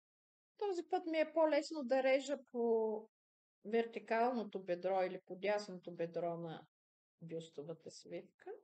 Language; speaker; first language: Bulgarian; native; Bulgarian